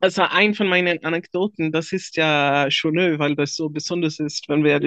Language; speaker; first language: German; non-native, fluent; Swedish